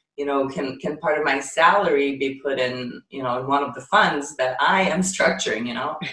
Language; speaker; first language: English; non-native, fluent; Ukrainian